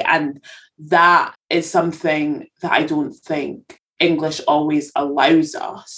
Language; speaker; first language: English; native; English